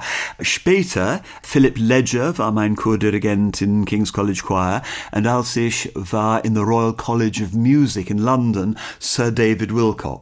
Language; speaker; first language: German; non-native, learner; English